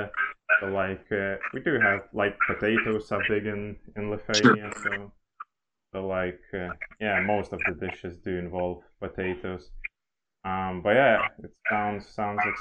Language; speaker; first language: English; non-native, fluent; Lithuanian